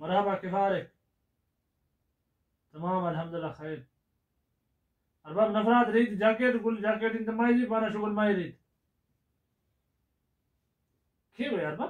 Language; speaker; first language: Arabic; non-native, learner; Punjabi